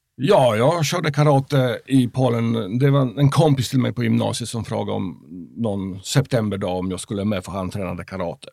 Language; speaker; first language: Swedish; non-native, fluent; Polish